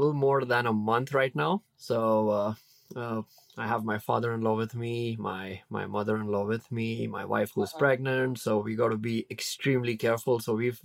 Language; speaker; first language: English; non-native, local second language; Hindi